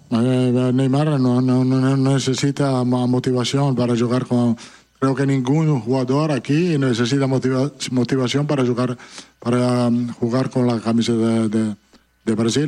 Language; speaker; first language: Spanish; non-native, fluent; Italian